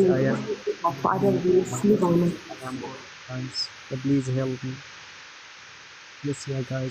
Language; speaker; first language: English; non-native, learner; Arabic